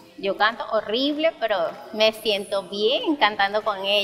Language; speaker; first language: Spanish; native; Spanish